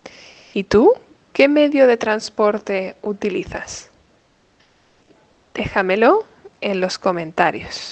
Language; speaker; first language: Spanish; non-native, fluent; English